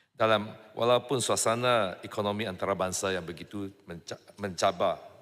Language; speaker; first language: Malay; non-native, local second language; Chinese